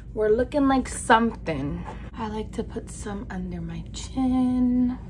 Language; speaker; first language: English; native; English